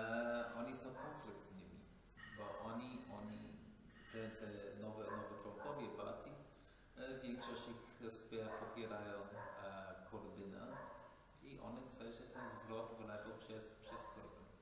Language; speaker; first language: Polish; non-native, fluent; English